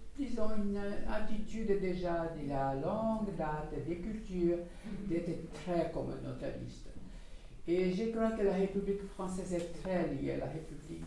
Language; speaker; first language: French; non-native, fluent; Portuguese